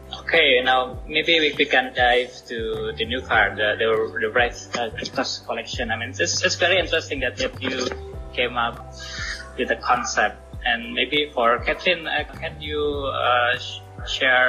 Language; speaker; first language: English; non-native, learner; Indonesian